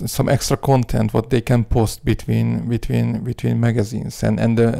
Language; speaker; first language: English; non-native, fluent; Hungarian